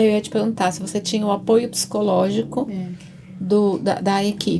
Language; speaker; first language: Portuguese; native; Portuguese